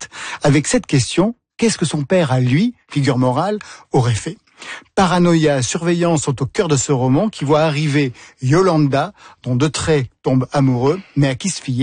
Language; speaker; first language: French; native; French